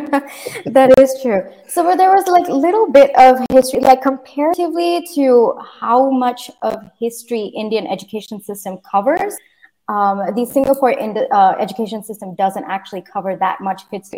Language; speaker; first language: English; early bilingual, other home language; Kannada